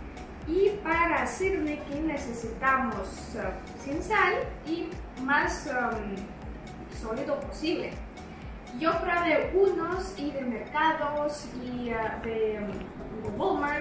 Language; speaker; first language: Spanish; non-native, fluent; Russian